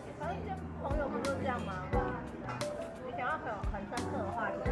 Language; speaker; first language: Chinese; native; Chinese